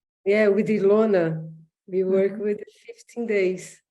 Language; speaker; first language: English; non-native, learner; Portuguese